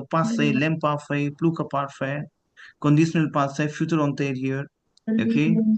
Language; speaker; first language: French; non-native, fluent; Hindi